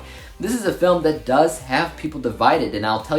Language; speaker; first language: English; native; English